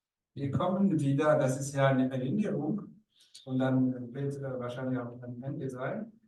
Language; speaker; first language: German; non-native, learner; Rundi